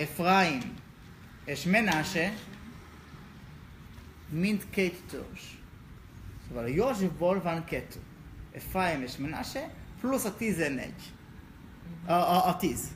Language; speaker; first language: Hungarian; non-native, learner; Hebrew